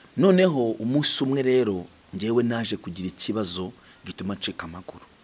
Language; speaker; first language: Kinyarwanda; native; Kinyarwanda